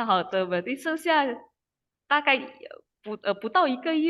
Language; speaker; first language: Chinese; non-native, fluent; Indonesian